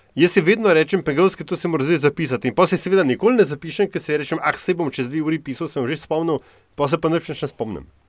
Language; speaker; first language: Slovenian; non-native, local second language; Serbian